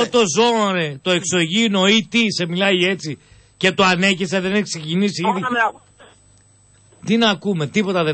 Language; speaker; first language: Greek; native; Greek